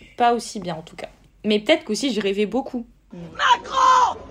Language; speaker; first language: French; native; French